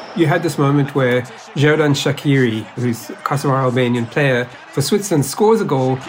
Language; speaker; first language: English; native; English